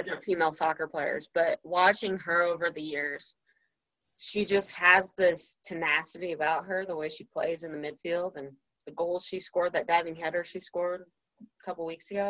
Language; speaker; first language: English; native; English